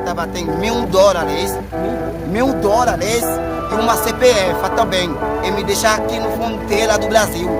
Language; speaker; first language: Portuguese; non-native, learner; Haitian Creole